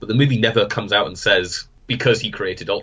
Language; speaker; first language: English; native; English